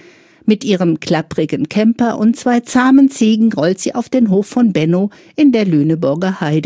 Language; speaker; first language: German; native; German